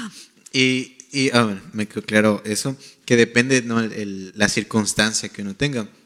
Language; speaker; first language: Spanish; native; Spanish